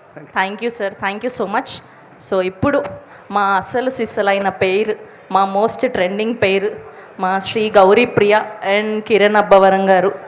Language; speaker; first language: Telugu; native; Telugu